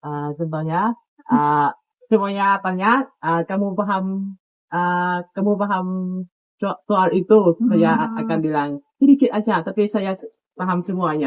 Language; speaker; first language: Indonesian; non-native, learner; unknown